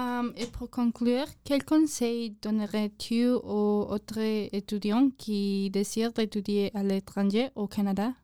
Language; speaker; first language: French; non-native, learner; English